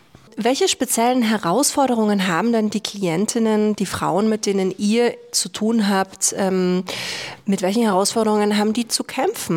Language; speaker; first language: German; native; German